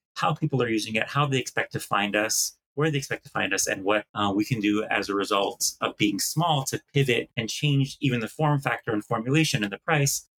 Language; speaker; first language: English; native; English